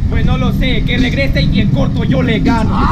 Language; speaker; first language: Spanish; native; Spanish